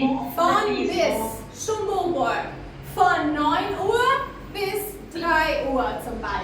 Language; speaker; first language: German; non-native, fluent; Albanian